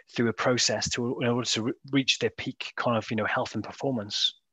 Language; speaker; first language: English; native; English